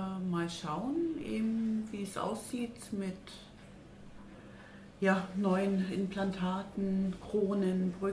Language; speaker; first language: German; native; German